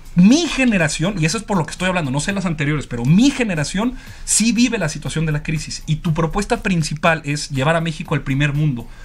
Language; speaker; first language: Spanish; native; Spanish